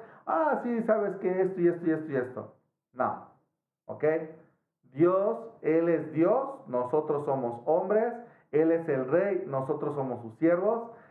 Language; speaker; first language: Spanish; native; Spanish